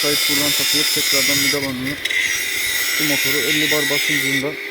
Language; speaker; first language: Turkish; native; Turkish